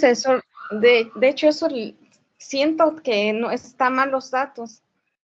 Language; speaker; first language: Spanish; native; Spanish